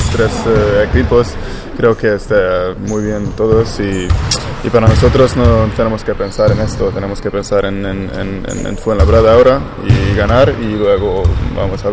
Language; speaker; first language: Spanish; non-native, learner; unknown